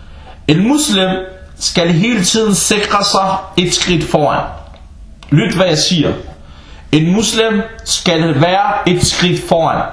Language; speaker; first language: Danish; non-native, fluent; Arabic